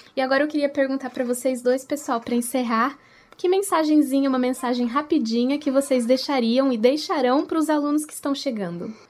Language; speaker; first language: Portuguese; native; Portuguese